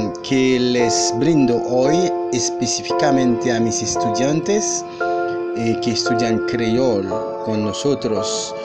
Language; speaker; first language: Spanish; non-native, fluent; Haitian Creole